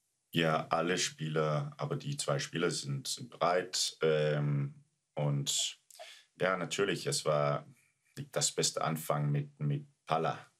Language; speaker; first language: German; non-native, learner; Danish